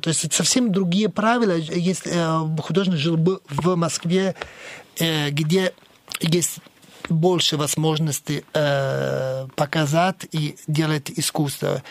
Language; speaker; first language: Russian; non-native, fluent; Italian